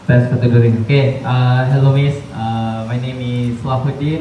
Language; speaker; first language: English; non-native, learner; Indonesian